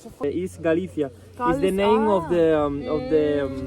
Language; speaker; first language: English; non-native, learner; Spanish